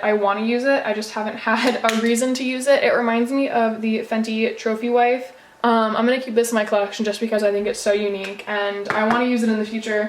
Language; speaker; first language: English; native; English